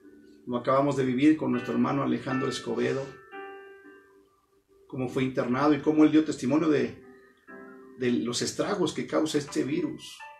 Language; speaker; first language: Spanish; native; Spanish